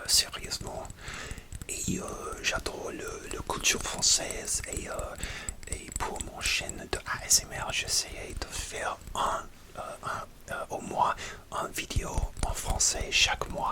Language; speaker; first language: French; non-native, learner; English